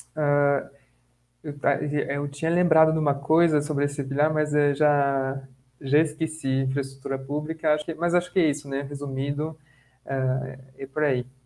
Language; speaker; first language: Portuguese; non-native, fluent; French